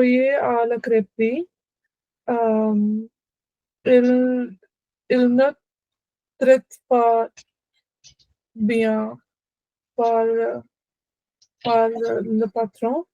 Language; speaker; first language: French; non-native, learner; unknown